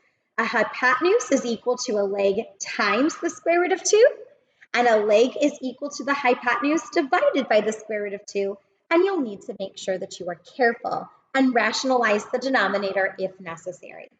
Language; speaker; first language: English; native; English